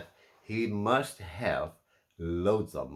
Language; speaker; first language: English; non-native, fluent; Portuguese